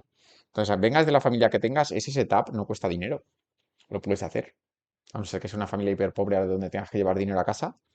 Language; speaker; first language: Spanish; native; Spanish